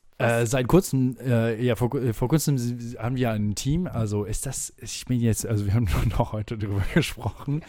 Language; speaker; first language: German; non-native, fluent; French